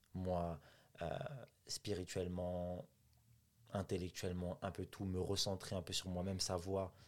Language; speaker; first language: French; native; French